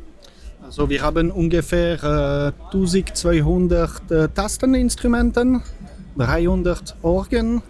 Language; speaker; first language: German; non-native, fluent; French